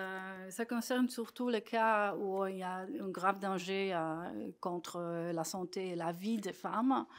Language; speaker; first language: French; non-native, fluent; Polish